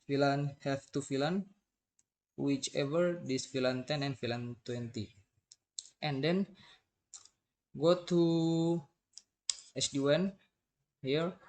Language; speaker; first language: English; non-native, learner; Indonesian